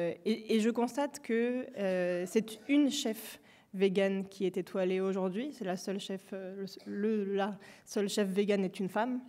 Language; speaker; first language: French; native; French